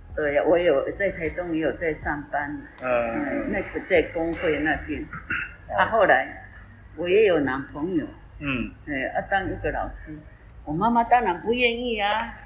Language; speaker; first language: Chinese; native; Chinese